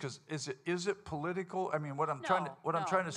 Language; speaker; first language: English; native; English